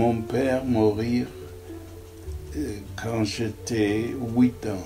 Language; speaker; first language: French; non-native, learner; German